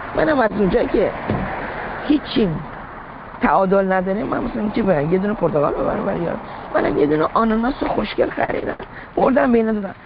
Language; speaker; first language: Persian; early bilingual, heritage; Persian